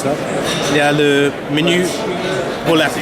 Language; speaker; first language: French; non-native, learner; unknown